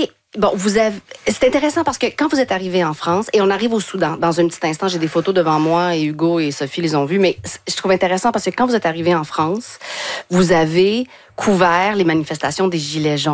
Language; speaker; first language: French; native; French